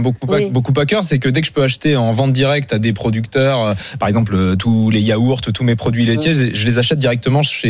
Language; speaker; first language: French; native; French